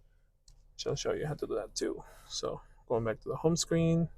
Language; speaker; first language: English; native; English